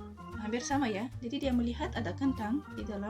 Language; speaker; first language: Indonesian; non-native, fluent; Russian